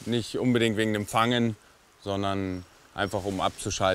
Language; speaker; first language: German; native; German